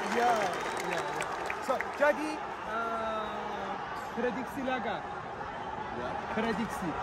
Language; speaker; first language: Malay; non-native, learner; English